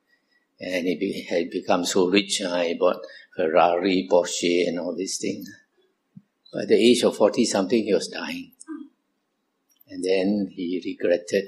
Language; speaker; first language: English; non-native, local second language; Min Nan Chinese